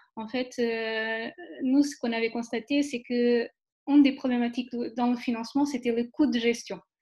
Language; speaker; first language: French; non-native, fluent; Portuguese